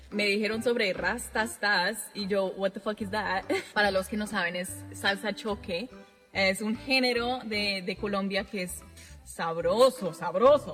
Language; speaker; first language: Spanish; non-native, fluent; English